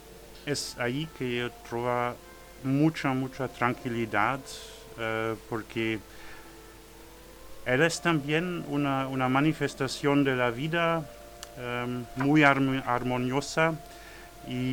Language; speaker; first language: Spanish; non-native, learner; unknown